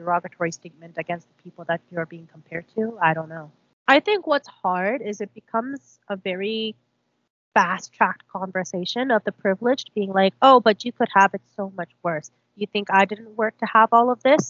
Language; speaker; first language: English; early bilingual, other home language; Korean